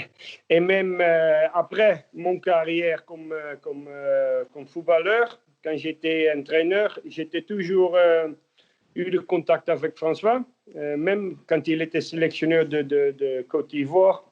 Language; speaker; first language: French; non-native, learner; Dutch